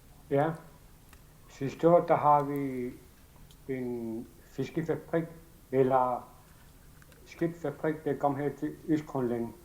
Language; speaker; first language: Danish; non-native, local second language; Kalaallisut